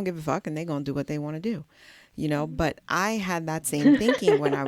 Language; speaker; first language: English; native; English